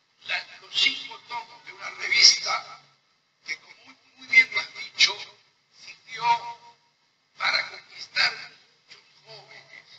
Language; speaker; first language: Spanish; native; Spanish